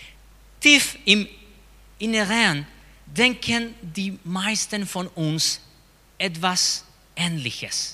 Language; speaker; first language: German; non-native, fluent; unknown